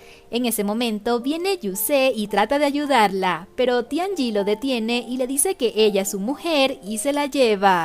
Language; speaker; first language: Spanish; native; Spanish